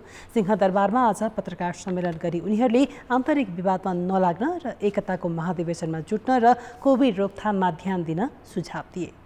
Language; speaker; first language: Nepali; native; Nepali